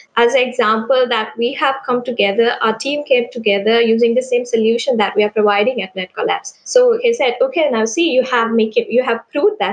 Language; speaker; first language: English; non-native, local second language; Sinhala